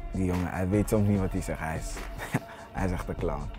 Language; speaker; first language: Dutch; early bilingual, other home language; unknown